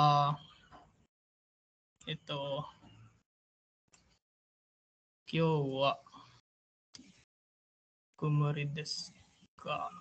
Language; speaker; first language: Japanese; non-native, learner; Filipino